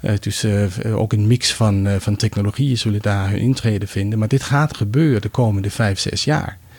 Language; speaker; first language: Dutch; non-native, fluent; Danish